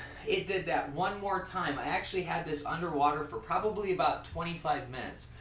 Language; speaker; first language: English; native; English